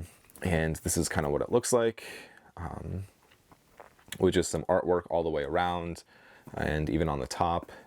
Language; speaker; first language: English; native; English